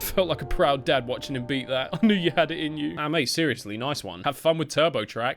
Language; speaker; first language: English; native; English